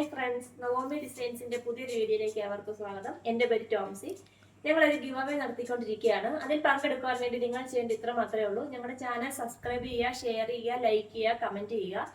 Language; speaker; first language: Malayalam; native; Malayalam